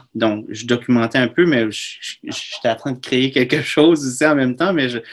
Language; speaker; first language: French; native; French